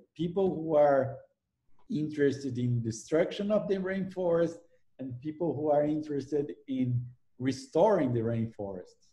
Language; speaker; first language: English; non-native, fluent; Portuguese